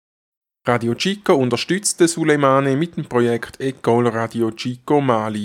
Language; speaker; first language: German; native; German